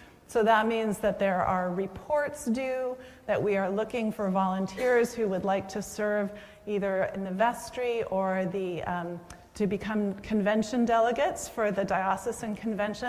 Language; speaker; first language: English; native; English